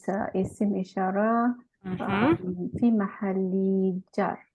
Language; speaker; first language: English; non-native, local second language; Malay